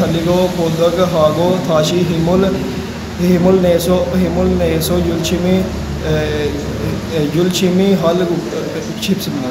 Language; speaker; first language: Korean; non-native, learner; Punjabi